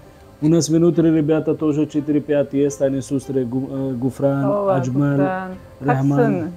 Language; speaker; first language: Russian; non-native, learner; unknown